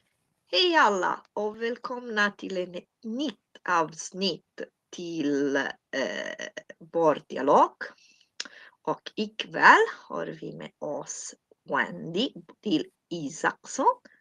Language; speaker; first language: Swedish; non-native, fluent; Italian